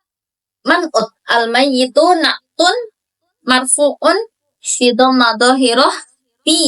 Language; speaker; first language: Arabic; non-native, learner; Indonesian